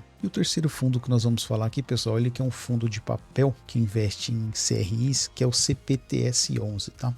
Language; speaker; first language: Portuguese; native; Portuguese